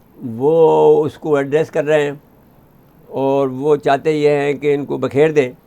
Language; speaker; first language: Urdu; native; Urdu